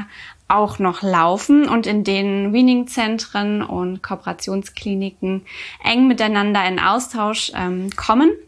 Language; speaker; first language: German; native; German